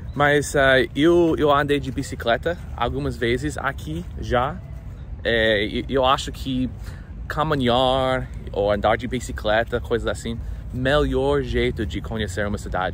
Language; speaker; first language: Portuguese; non-native, fluent; English